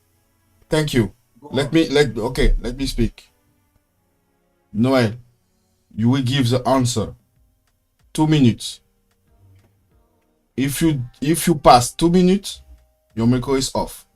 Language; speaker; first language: English; non-native, learner; French